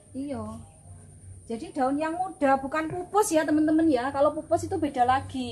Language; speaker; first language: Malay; non-native, local second language; Javanese